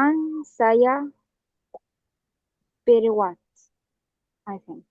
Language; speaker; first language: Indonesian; non-native, learner; Arabic